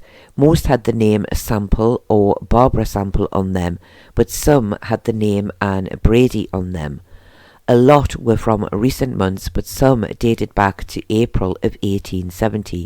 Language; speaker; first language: English; native; English